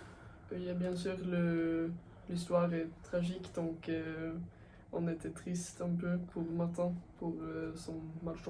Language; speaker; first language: French; non-native, learner; Swedish